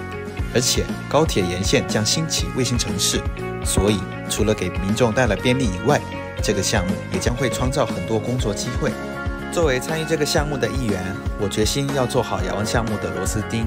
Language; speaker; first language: Chinese; non-native, fluent; Indonesian